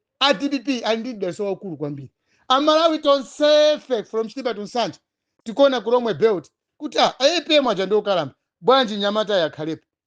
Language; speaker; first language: Nyanja; non-native, local second language; Tumbuka